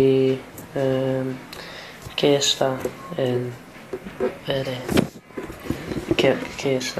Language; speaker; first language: Spanish; non-native, learner; English